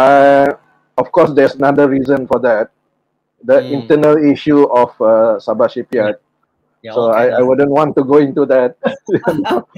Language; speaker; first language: English; non-native, local second language; Malay